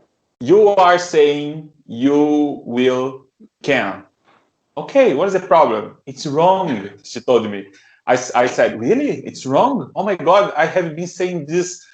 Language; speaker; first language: English; non-native, learner; Portuguese